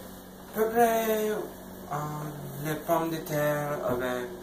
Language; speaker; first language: French; non-native, learner; English